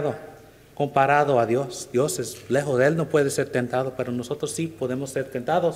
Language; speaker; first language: Spanish; non-native, fluent; English